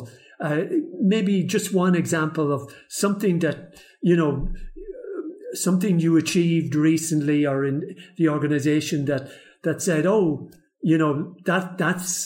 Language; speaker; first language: English; native; English